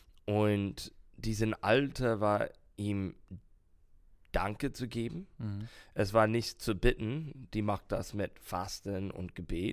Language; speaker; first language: German; non-native, learner; English